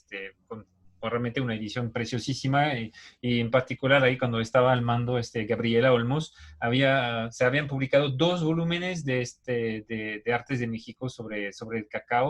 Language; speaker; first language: Spanish; native; Spanish